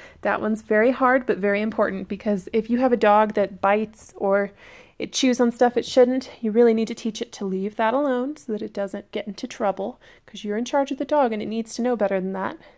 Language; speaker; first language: English; native; English